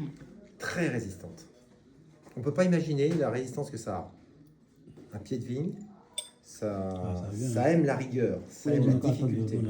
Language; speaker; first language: French; native; French